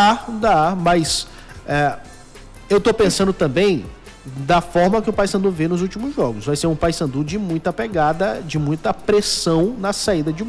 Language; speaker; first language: Portuguese; native; Portuguese